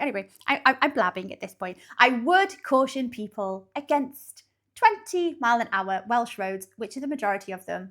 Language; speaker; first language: English; native; English